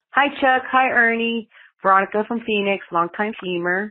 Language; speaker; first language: English; native; English